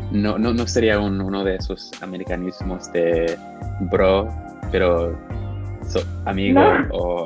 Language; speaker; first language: Spanish; non-native, fluent; English